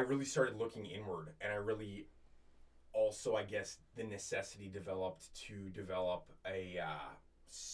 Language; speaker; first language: English; native; English